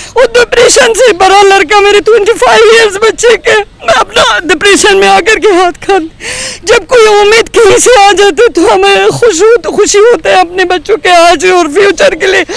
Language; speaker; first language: Hindi; non-native, fluent; Persian